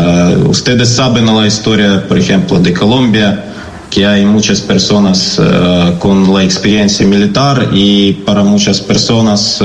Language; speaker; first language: Spanish; non-native, learner; Ukrainian